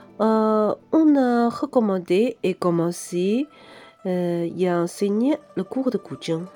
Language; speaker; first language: French; non-native, fluent; Chinese